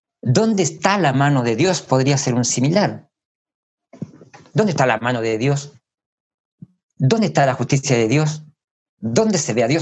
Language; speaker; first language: Spanish; native; Spanish